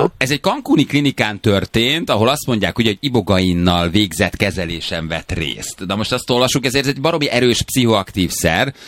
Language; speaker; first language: Hungarian; native; Hungarian